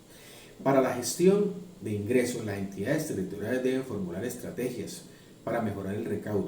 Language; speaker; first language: Spanish; native; Spanish